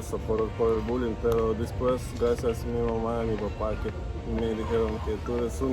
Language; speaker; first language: Spanish; non-native, fluent; Russian